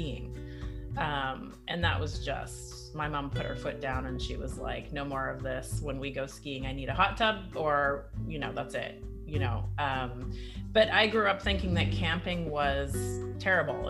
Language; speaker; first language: English; native; English